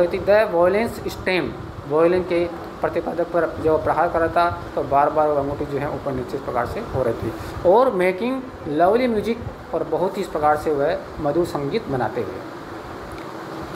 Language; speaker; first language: Hindi; native; Hindi